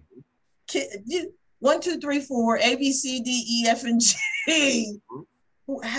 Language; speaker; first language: English; native; English